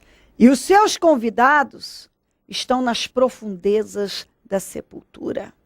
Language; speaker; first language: Portuguese; native; Portuguese